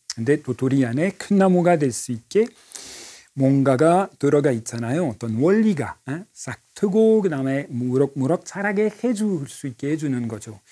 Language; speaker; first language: Korean; non-native, fluent; French